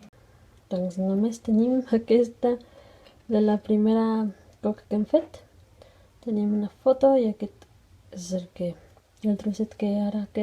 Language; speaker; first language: Catalan; non-native, fluent; Spanish